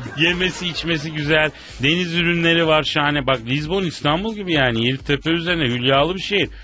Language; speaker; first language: Turkish; native; Turkish